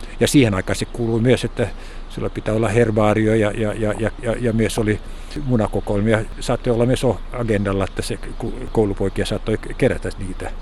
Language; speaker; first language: Finnish; non-native, local second language; Swedish